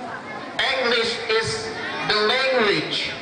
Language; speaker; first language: English; non-native, learner; Indonesian